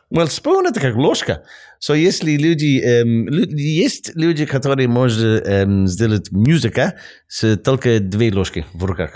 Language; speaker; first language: Russian; non-native, learner; English